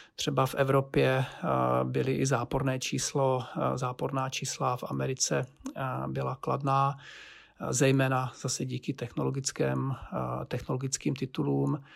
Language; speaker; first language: Czech; native; Czech